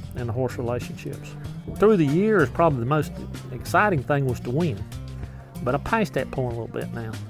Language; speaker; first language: English; native; English